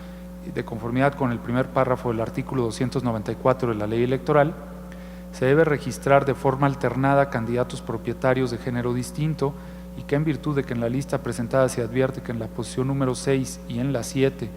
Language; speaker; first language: Spanish; native; Spanish